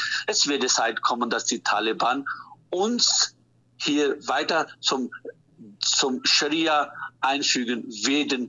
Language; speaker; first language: German; non-native, fluent; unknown